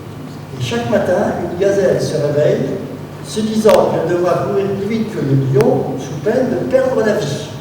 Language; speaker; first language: French; native; French